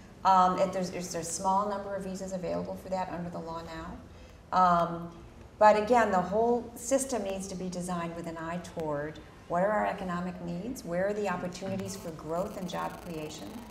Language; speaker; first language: English; native; English